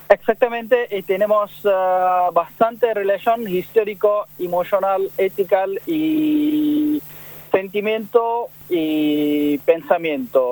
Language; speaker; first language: Spanish; non-native, learner; Bangla